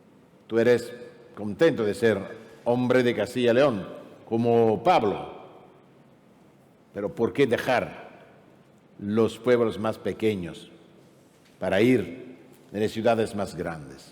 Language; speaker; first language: Spanish; non-native, fluent; Italian